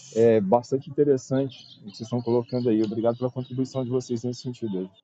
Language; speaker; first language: Portuguese; native; Portuguese